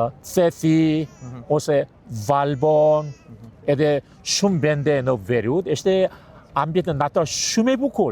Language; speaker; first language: Albanian; non-native, learner; Korean